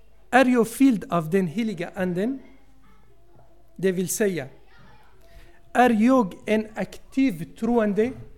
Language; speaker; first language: Swedish; non-native, fluent; Arabic